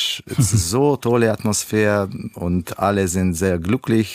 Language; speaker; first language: German; non-native, learner; Russian